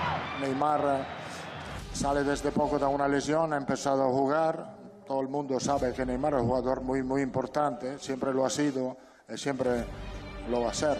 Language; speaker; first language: Spanish; non-native, fluent; Italian